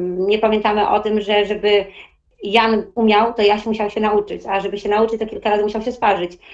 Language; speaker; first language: Polish; native; Polish